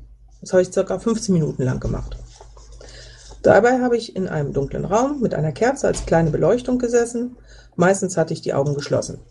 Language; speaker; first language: German; native; German